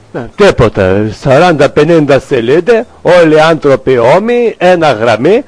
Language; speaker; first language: Greek; non-native, learner; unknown